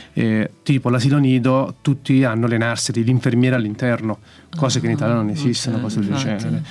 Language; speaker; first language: Italian; native; Italian